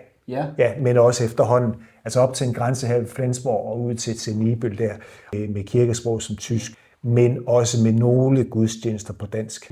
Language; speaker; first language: Danish; native; Danish